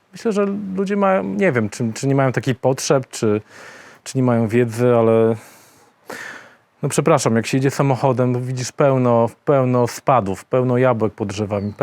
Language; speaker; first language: Polish; native; Polish